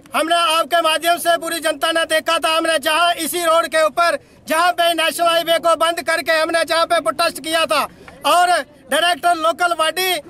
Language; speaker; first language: Hindi; native; Hindi